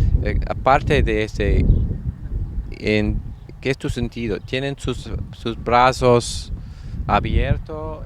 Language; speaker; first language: Spanish; non-native, fluent; English